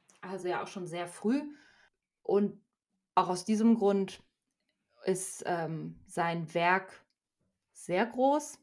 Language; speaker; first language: German; native; German